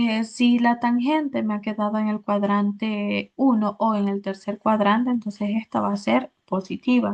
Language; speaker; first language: Spanish; native; Spanish